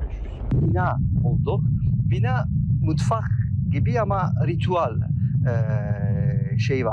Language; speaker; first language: Turkish; non-native, learner; Italian